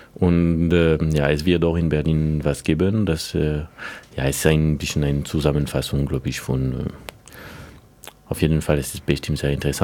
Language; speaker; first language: German; non-native, fluent; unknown